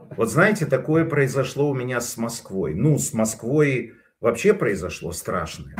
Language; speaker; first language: Russian; native; Russian